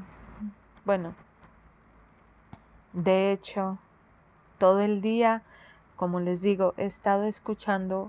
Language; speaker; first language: Spanish; early bilingual, heritage; Spanish